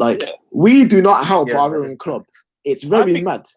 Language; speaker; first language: English; native; English